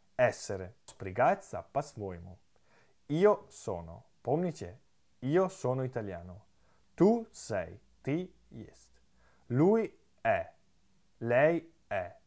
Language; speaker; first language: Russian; non-native, fluent; Italian